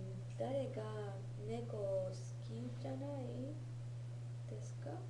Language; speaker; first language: Japanese; non-native, learner; English